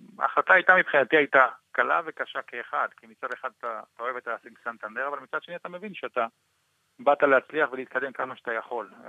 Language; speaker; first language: Hebrew; non-native, local second language; Arabic